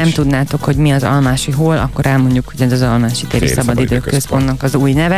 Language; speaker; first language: Hungarian; native; Hungarian